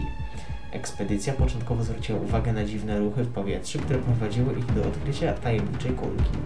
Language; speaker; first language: Polish; native; Polish